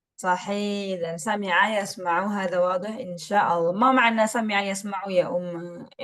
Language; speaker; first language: Arabic; non-native, fluent; Indonesian